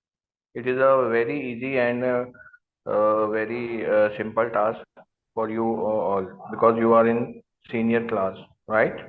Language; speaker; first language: English; non-native, learner; Urdu